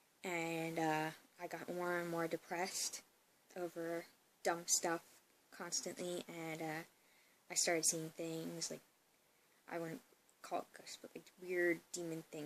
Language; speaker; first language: English; native; English